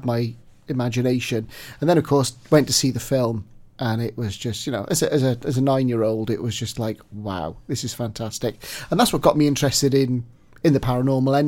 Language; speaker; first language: English; native; English